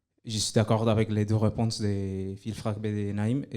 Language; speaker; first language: French; non-native, fluent; Spanish